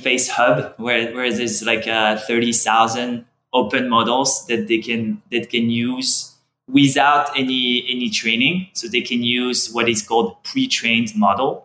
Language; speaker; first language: English; non-native, fluent; French